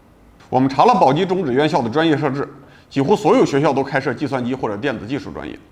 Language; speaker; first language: Chinese; native; Chinese